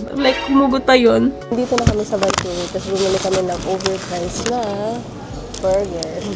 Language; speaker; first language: Filipino; native; Filipino